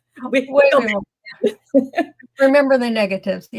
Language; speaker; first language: English; native; English